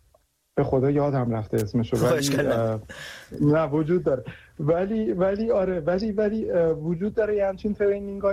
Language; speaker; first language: Persian; native; Persian